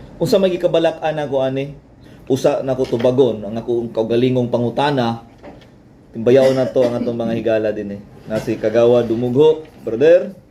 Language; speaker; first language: Cebuano; native; Cebuano